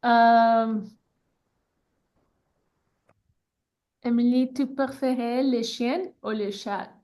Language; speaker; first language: French; non-native, learner; English